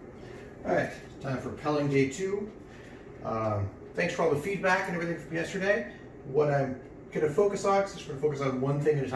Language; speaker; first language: English; native; English